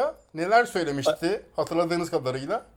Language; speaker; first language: Turkish; native; Turkish